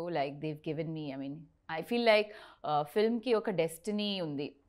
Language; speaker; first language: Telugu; non-native, learner; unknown